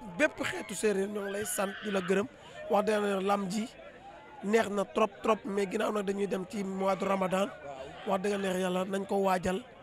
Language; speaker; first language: Wolof; non-native, local second language; Serer